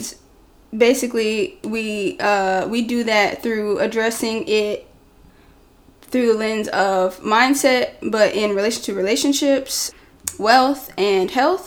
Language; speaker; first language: English; native; English